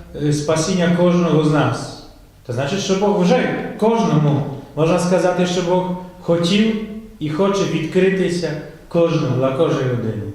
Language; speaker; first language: Ukrainian; non-native, fluent; Polish